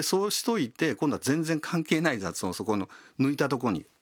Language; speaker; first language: Japanese; native; Japanese